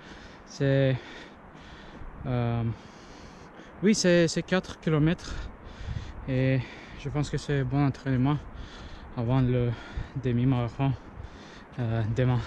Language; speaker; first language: French; non-native, learner; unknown